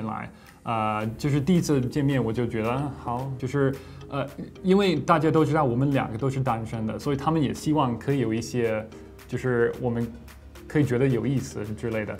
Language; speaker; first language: Chinese; non-native, fluent; English